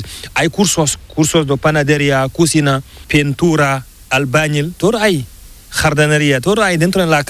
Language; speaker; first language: Spanish; non-native, learner; Fula